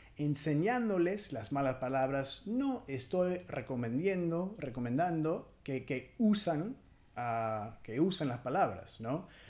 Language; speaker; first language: Spanish; non-native, fluent; English